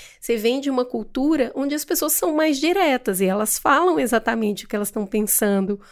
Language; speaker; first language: Portuguese; native; Portuguese